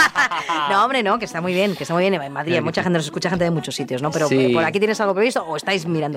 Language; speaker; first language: Spanish; native; Spanish